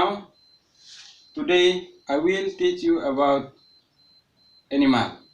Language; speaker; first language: English; non-native, learner; Indonesian